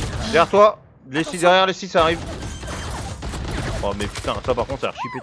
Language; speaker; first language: French; native; French